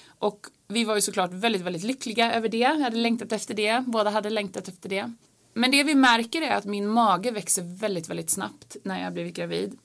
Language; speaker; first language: Swedish; native; Swedish